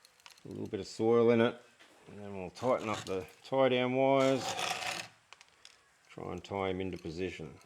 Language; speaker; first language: English; native; English